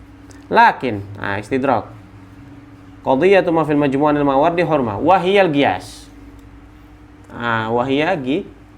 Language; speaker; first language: Arabic; non-native, fluent; Malay